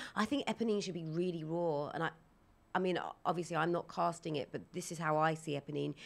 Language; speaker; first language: English; native; English